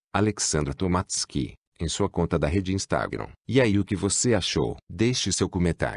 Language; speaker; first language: Portuguese; native; Portuguese